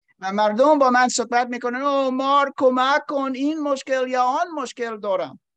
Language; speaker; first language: Persian; non-native, learner; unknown